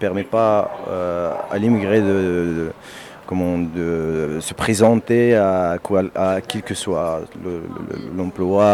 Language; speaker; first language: French; non-native, local second language; Berber languages